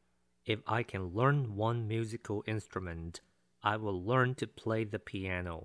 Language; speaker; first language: English; non-native, fluent; Chinese